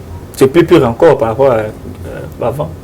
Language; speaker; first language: French; non-native, local second language; Lingala